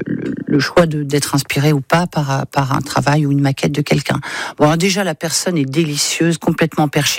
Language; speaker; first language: French; native; French